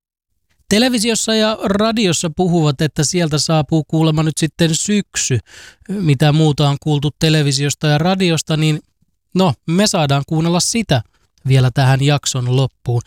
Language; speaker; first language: Finnish; native; Finnish